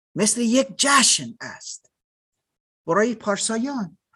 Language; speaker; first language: Persian; non-native, learner; German